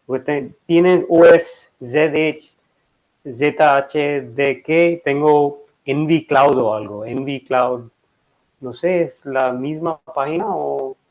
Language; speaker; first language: Spanish; non-native, learner; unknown